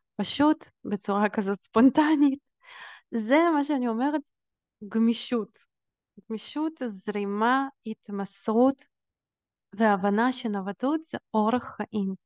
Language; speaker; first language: Hebrew; early bilingual, other home language; Russian